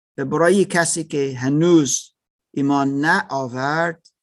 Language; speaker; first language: Persian; non-native, learner; German